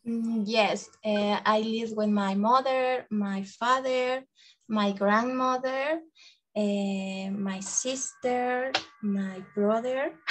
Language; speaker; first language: English; non-native, learner; Spanish